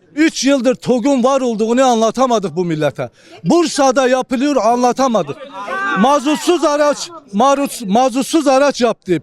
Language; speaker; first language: Turkish; non-native, local second language; Kurdish